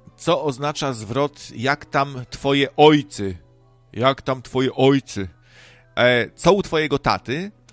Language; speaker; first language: Polish; native; Polish